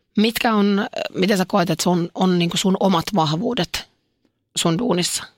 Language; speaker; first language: Finnish; native; Finnish